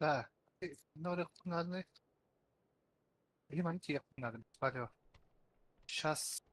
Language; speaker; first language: Russian; non-native, local second language; Yakut